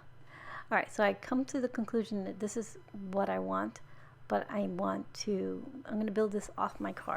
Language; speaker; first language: English; native; English